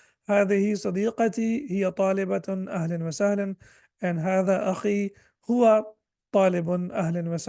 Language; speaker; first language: Arabic; non-native, fluent; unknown